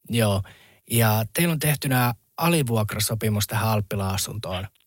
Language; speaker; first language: Finnish; native; Finnish